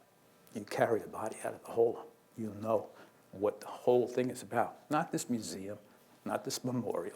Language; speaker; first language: English; native; English